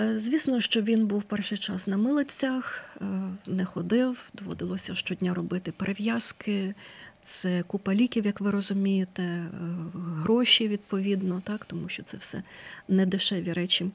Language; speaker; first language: Ukrainian; native; Ukrainian